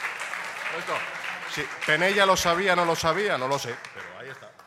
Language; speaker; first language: Spanish; native; Spanish